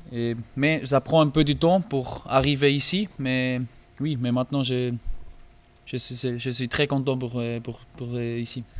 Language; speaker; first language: French; non-native, learner; German